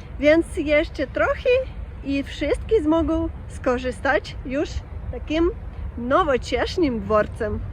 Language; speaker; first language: Polish; non-native, learner; Ukrainian